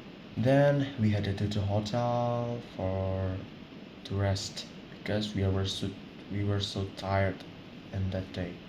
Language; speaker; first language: English; non-native, learner; Indonesian